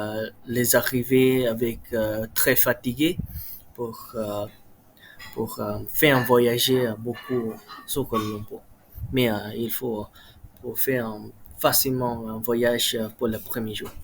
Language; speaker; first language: French; non-native, learner; Malay